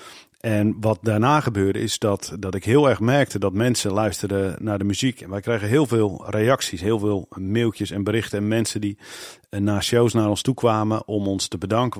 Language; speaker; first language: Dutch; native; Dutch